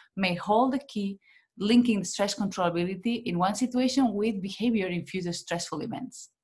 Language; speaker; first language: English; non-native, fluent; Spanish